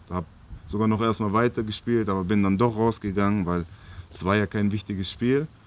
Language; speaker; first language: German; native; German